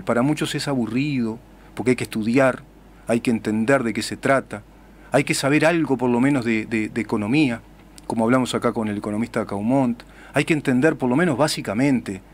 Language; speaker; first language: Spanish; native; Spanish